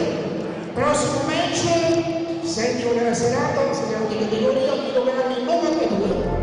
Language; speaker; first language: Italian; native; Italian